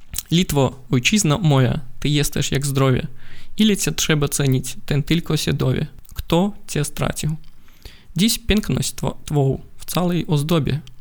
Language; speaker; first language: Polish; non-native, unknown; Belarusian